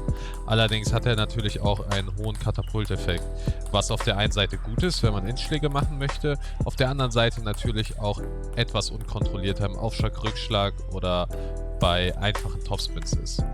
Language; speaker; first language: German; native; German